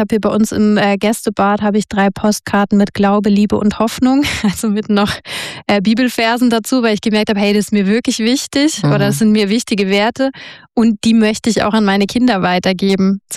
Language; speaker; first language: German; native; German